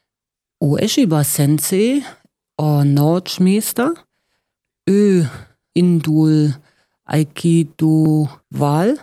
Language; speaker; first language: Hungarian; non-native, learner; German